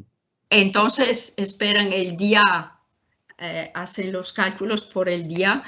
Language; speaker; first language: Spanish; non-native, fluent; Italian